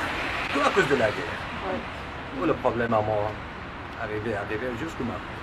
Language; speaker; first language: French; non-native, learner; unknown